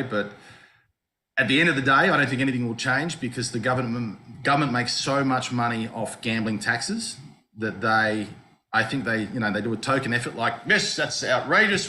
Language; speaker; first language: English; native; English